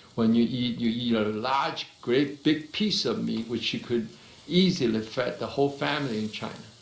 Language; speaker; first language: English; non-native, fluent; Chinese